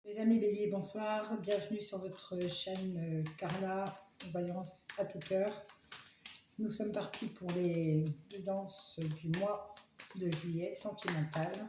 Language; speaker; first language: French; native; French